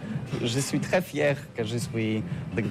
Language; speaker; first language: French; non-native, learner; Polish